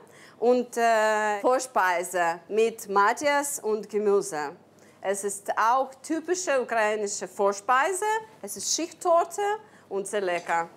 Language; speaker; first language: German; non-native, learner; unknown